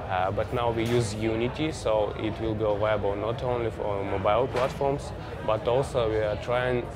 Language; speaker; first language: English; non-native, fluent; Russian